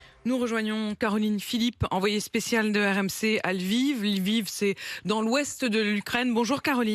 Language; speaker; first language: French; native; French